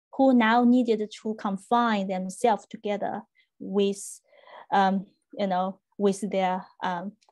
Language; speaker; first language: English; non-native, fluent; Chinese